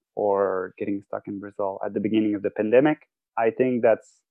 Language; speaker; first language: English; non-native, fluent; French